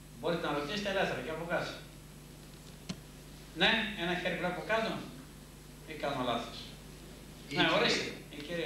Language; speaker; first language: Greek; native; Greek